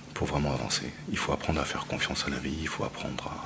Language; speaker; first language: French; native; French